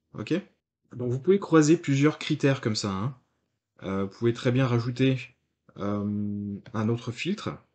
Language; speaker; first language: French; native; French